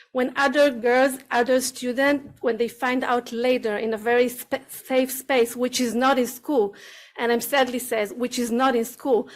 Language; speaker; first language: English; non-native, learner; Hebrew